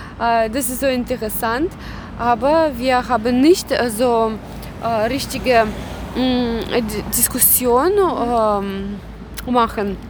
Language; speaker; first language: German; non-native, learner; Russian